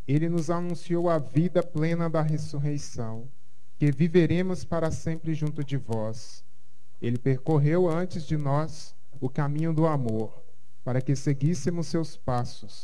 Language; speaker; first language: Portuguese; native; Portuguese